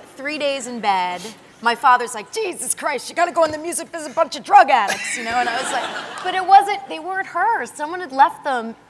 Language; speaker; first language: English; native; English